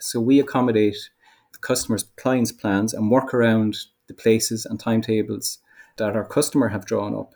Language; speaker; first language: English; native; English